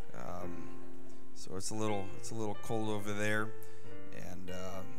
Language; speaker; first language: English; native; English